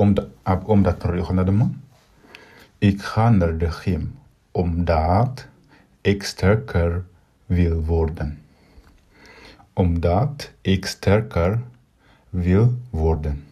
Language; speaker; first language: Dutch; non-native, fluent; Tigrinya